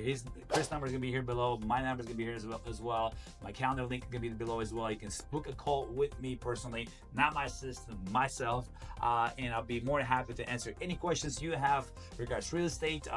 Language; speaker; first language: English; non-native, fluent; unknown